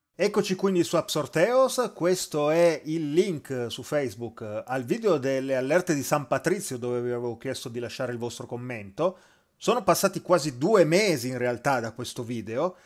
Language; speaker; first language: Italian; native; Italian